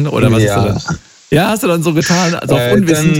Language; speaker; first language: German; native; German